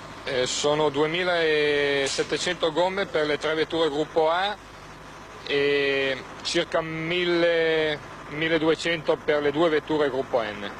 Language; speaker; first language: Italian; native; Italian